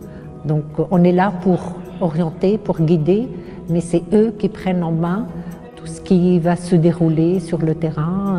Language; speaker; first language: French; non-native, local second language; Arabic